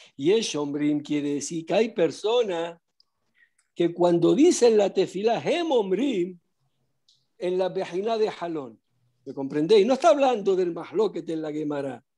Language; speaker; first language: Spanish; non-native, fluent; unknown